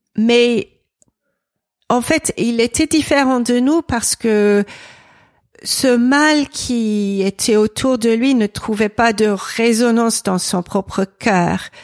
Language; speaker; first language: French; non-native, fluent; English